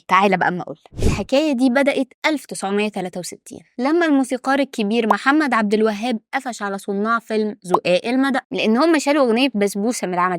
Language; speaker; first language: Arabic; native; Arabic